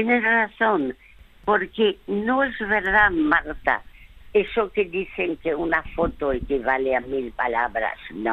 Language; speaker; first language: Spanish; early bilingual, other home language; French